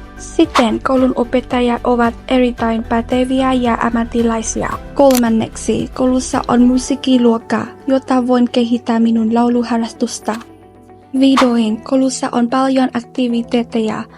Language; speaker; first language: Finnish; non-native, learner; Vietnamese